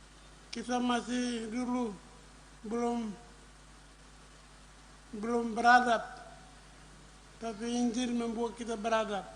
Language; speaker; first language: Indonesian; non-native, local second language; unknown